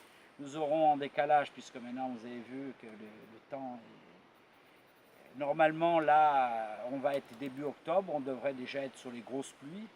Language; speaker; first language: French; native; French